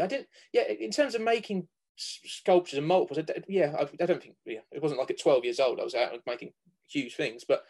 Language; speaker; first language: English; native; English